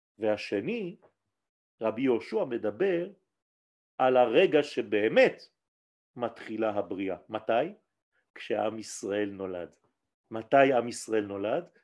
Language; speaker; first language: Hebrew; non-native, fluent; French